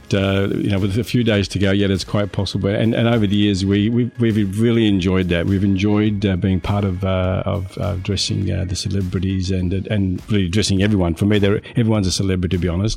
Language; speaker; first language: English; native; English